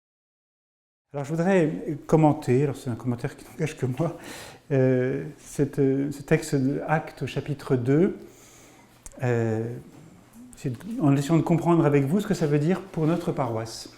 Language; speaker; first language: French; native; French